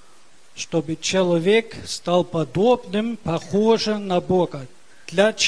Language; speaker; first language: Russian; early bilingual, heritage; Russian